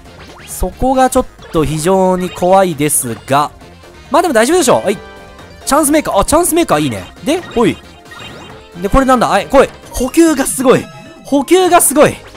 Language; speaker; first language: Japanese; native; Japanese